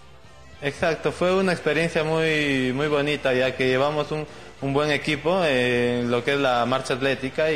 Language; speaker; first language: Spanish; native; Spanish